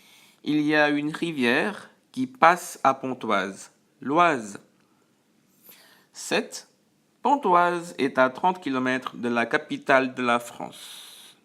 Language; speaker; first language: French; non-native, fluent; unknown